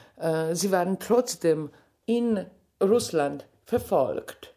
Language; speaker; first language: German; non-native, fluent; Polish